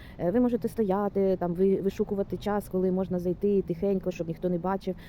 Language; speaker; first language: Ukrainian; non-native, local second language; Russian